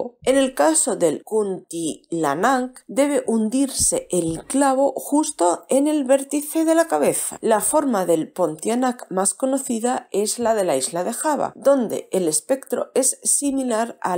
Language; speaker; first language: Spanish; native; Spanish